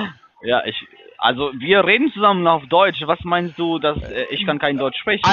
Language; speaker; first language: German; non-native, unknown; Turkish